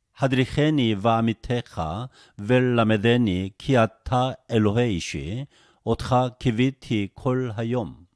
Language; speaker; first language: Hebrew; non-native, fluent; Korean